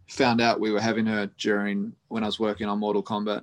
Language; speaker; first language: English; native; English